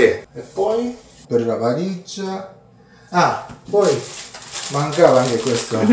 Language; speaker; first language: Italian; non-native, learner; Japanese